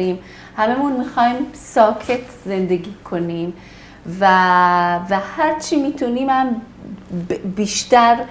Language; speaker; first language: Persian; early bilingual, heritage; Persian